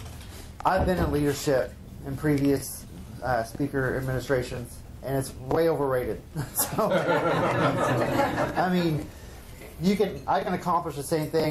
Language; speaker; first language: English; native; English